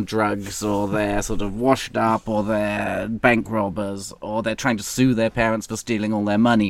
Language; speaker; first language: English; native; English